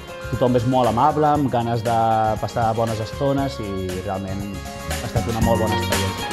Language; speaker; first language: Catalan; native; Catalan